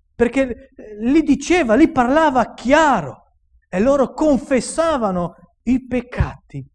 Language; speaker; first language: Italian; non-native, fluent; Romanian